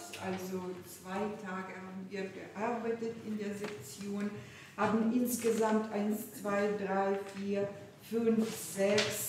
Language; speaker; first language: German; non-native, fluent; Ukrainian